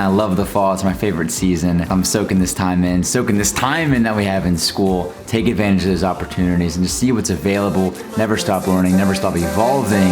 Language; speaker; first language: English; native; English